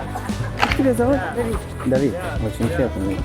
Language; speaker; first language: Russian; non-native, learner; Romanian